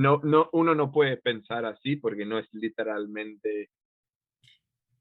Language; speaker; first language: Spanish; non-native, fluent; English